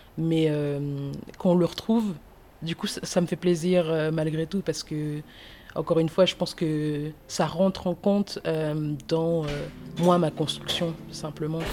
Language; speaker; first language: French; early bilingual, other home language; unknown